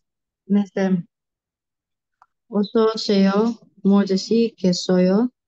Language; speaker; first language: Korean; non-native, learner; Indonesian